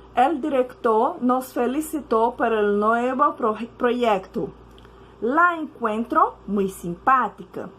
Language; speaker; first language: Spanish; non-native, fluent; Portuguese